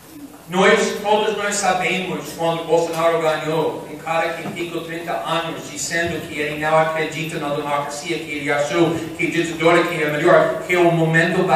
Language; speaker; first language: Portuguese; non-native, fluent; English